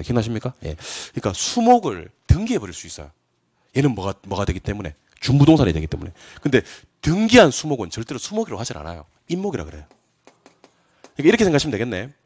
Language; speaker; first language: Korean; native; Korean